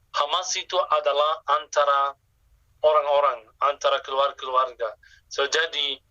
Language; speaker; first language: Indonesian; non-native, fluent; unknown